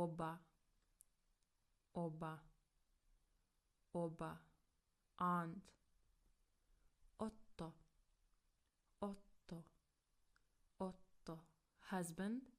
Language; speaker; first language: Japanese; non-native, fluent; English